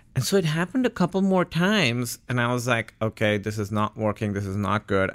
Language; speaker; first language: English; non-native, local second language; Urdu